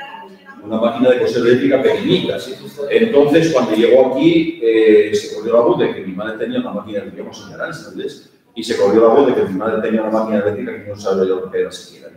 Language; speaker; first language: Spanish; early bilingual, heritage; Spanish